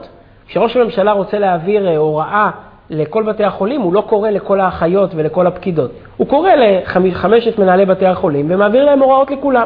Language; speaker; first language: Hebrew; native; Hebrew